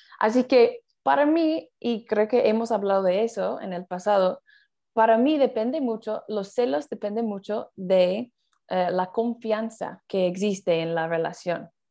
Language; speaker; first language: Spanish; non-native, fluent; English